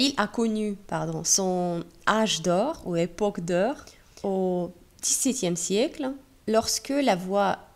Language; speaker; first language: French; non-native, fluent; Russian